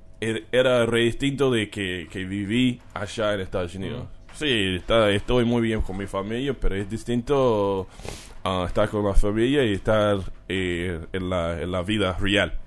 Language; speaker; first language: Spanish; non-native, learner; English